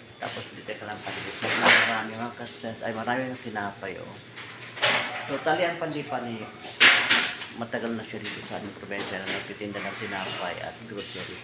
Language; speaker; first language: Filipino; native; Filipino